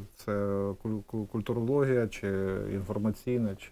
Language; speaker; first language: Ukrainian; native; Ukrainian